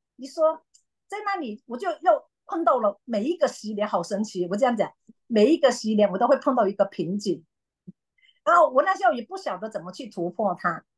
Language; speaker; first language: Chinese; non-native, local second language; Cantonese